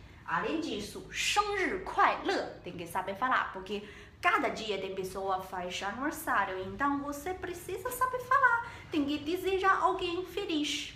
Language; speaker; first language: Portuguese; non-native, learner; Chinese